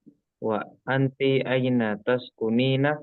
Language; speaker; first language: Arabic; non-native, learner; Indonesian